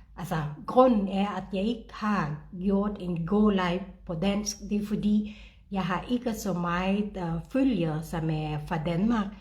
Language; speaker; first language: Danish; non-native, fluent; Filipino